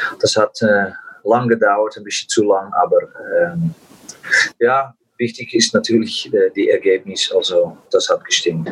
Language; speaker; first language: German; non-native, fluent; Dutch